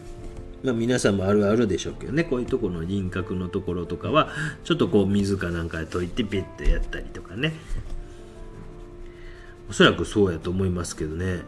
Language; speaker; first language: Japanese; native; Japanese